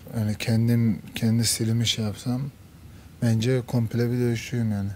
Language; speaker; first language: Turkish; early bilingual, heritage; Turkish